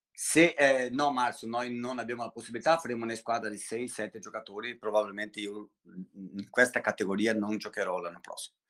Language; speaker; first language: Italian; non-native, fluent; Portuguese